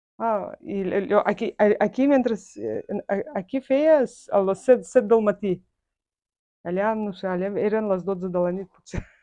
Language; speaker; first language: Catalan; non-native, fluent; Buriat